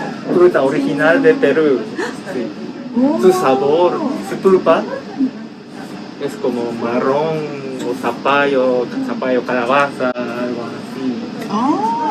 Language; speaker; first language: Spanish; non-native, fluent; Japanese